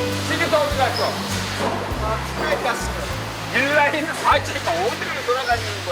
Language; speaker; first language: Korean; native; Korean